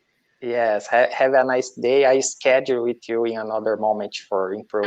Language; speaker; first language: English; non-native, learner; Portuguese